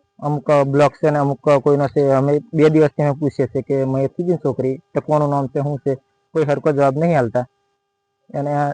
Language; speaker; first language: Gujarati; native; Gujarati